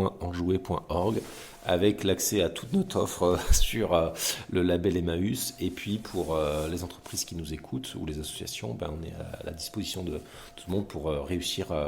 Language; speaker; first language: French; native; French